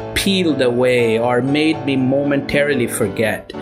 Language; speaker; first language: English; non-native, local second language; Tamil